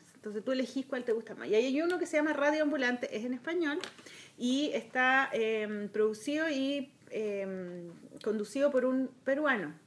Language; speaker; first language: Spanish; native; Spanish